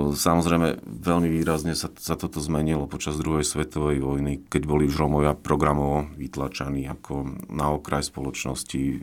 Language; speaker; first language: Slovak; native; Slovak